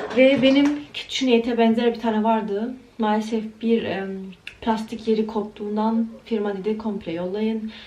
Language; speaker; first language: Turkish; early bilingual, heritage; Turkish